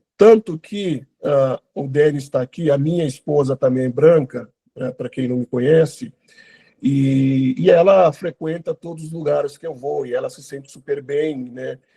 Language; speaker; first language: Portuguese; non-native, local second language; Kabuverdianu